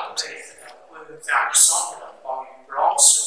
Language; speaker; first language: French; non-native, learner; Chinese